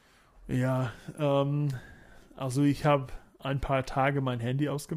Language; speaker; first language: German; non-native, fluent; English